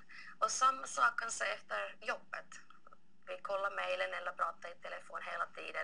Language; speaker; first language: Swedish; non-native, local second language; Finnish